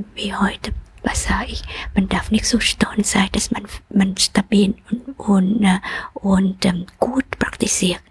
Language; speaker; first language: German; non-native, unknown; Vietnamese